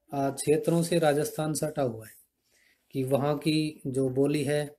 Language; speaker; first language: Hindi; native; Hindi